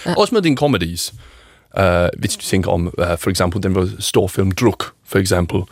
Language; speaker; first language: Danish; non-native, learner; English